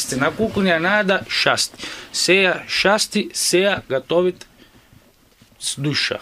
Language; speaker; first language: Russian; non-native, learner; Italian